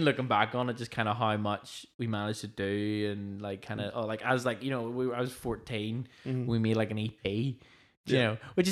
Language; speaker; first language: English; native; English